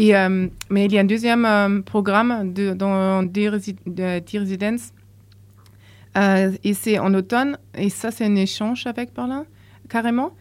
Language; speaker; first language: French; non-native, fluent; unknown